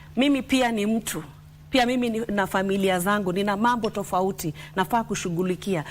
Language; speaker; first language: Swahili; native; Swahili